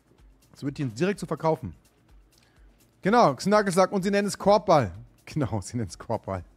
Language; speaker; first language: German; native; German